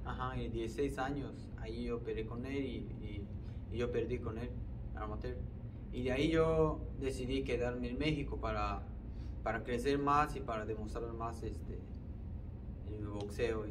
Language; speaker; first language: Spanish; non-native, fluent; Japanese